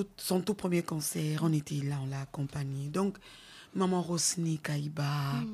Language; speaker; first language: French; non-native, local second language; Lingala